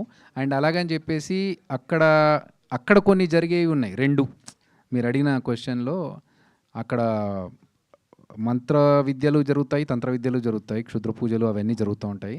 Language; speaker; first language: Telugu; native; Telugu